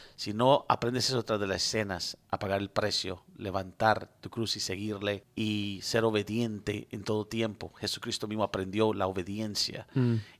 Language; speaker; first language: Spanish; early bilingual, heritage; Spanish